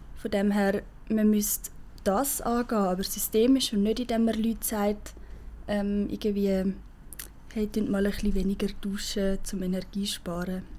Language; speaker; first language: German; native; German